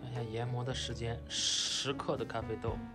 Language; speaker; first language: Chinese; native; Chinese